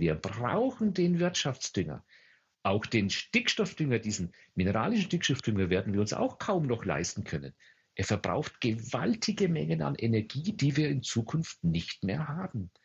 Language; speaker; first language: German; native; German